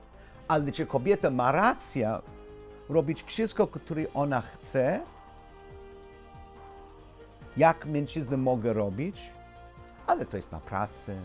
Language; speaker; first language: Polish; non-native, learner; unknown